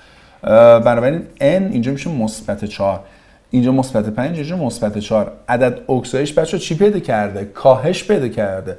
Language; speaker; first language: Persian; native; Persian